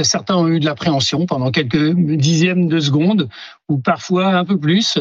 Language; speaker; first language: French; native; French